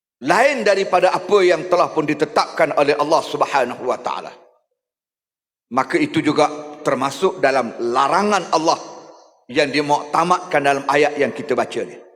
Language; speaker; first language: Malay; native; Malay